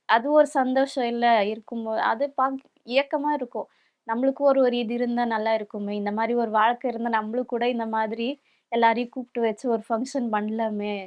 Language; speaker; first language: Tamil; non-native, local second language; Kannada